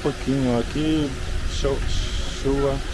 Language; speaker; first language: Portuguese; non-native, learner; Russian